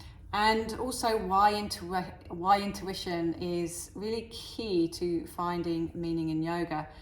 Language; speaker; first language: English; native; English